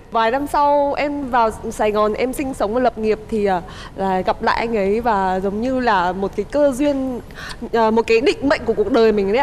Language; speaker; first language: Vietnamese; native; Vietnamese